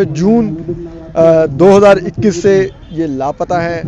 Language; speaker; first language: Urdu; native; Urdu